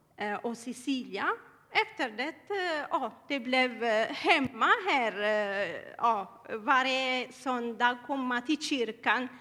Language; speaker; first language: Swedish; non-native, learner; Tigrinya